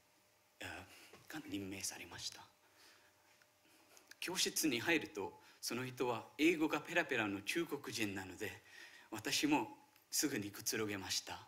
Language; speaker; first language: Japanese; non-native, fluent; Marathi